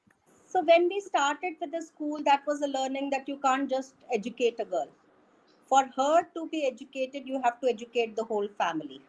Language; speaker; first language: English; non-native, local second language; Hindi